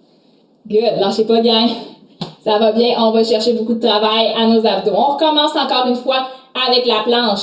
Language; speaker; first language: French; native; French